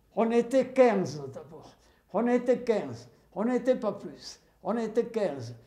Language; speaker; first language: French; native; French